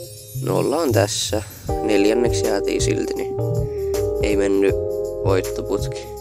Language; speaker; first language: Finnish; native; Finnish